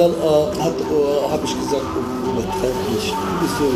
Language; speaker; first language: German; non-native, learner; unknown